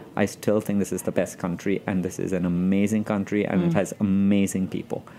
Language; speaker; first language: English; non-native, local second language; Gujarati